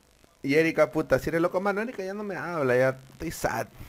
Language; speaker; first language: Spanish; native; Spanish